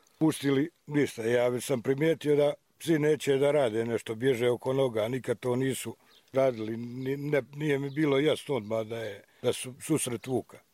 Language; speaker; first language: Croatian; native; Croatian